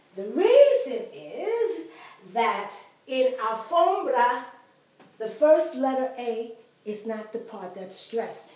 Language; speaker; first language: English; native; English